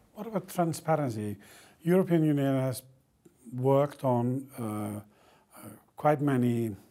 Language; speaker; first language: English; non-native, fluent; Icelandic